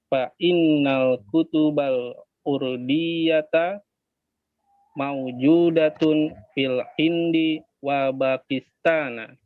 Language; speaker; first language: Arabic; non-native, learner; Indonesian